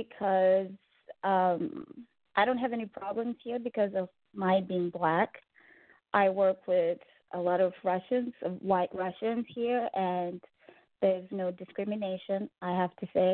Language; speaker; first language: English; non-native, local second language; Shona